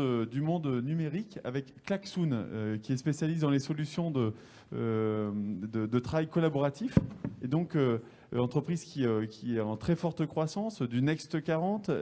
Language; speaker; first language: French; native; French